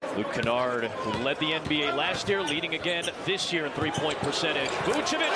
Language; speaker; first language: English; native; English